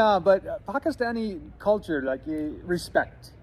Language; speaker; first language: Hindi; non-native, learner; English